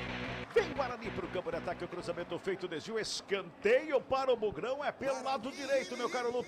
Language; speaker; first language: Portuguese; native; Portuguese